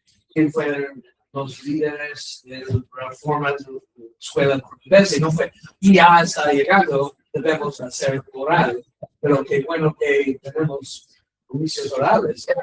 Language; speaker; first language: Spanish; non-native, learner; English